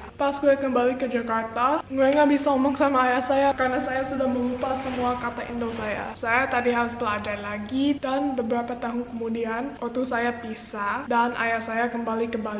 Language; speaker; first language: Indonesian; non-native, local second language; English